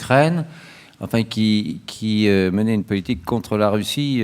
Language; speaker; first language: French; native; French